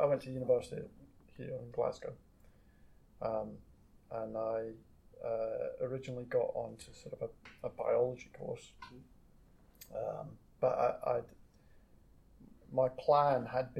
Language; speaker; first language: English; native; English